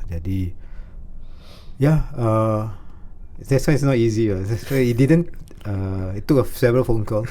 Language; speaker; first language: English; non-native, local second language; Malay